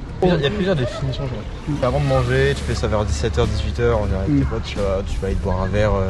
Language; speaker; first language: French; native; French